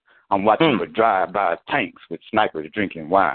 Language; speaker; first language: English; native; English